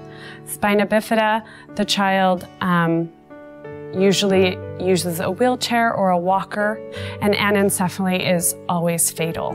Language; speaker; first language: English; native; English